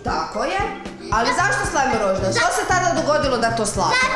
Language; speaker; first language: Croatian; native; Croatian